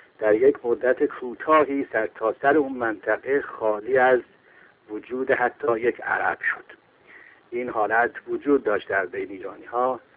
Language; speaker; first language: Persian; native; Persian